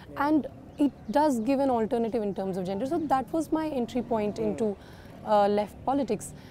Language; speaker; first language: English; non-native, local second language; Kashmiri